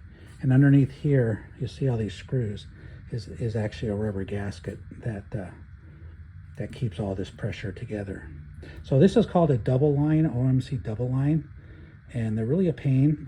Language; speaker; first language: English; native; English